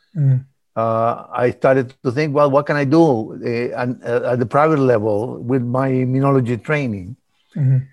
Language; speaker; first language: English; early bilingual, other home language; Spanish